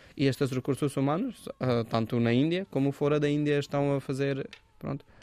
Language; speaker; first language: Portuguese; non-native, fluent; Hindi